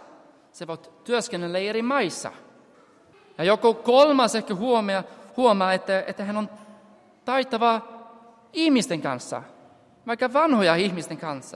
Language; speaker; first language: Finnish; non-native, fluent; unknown